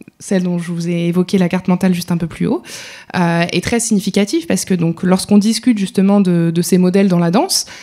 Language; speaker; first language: French; native; French